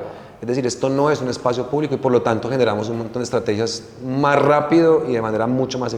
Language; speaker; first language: Spanish; native; Spanish